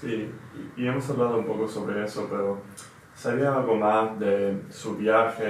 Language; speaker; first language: Spanish; non-native, learner; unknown